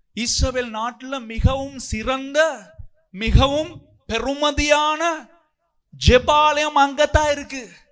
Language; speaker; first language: Tamil; non-native, local second language; Sinhala